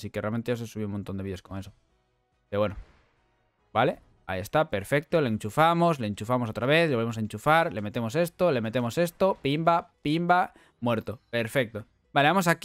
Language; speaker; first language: Spanish; native; Spanish